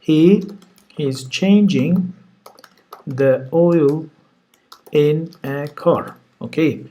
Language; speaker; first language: English; non-native, fluent; Turkish